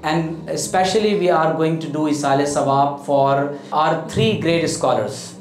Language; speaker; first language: English; non-native, local second language; Urdu